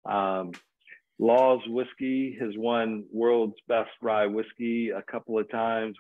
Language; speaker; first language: English; native; English